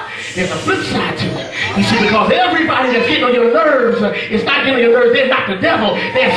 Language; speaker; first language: English; native; English